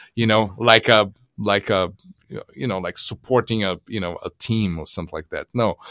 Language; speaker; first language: English; non-native, fluent; Portuguese